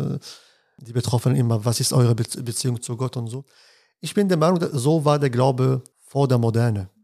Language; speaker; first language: German; non-native, fluent; Arabic